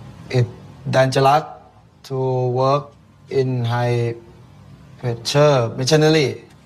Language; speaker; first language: English; non-native, learner; Thai